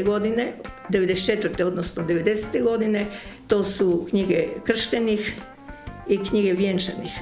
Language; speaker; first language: Croatian; native; Croatian